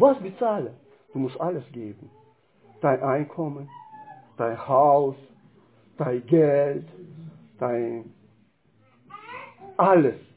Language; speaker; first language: German; non-native, fluent; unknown